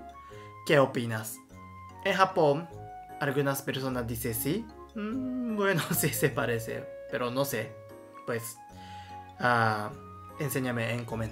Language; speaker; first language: Spanish; non-native, learner; Japanese